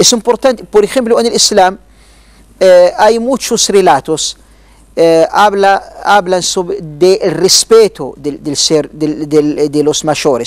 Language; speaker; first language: Spanish; non-native, learner; Arabic